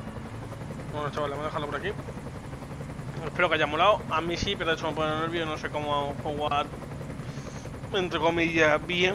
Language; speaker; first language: Spanish; native; Spanish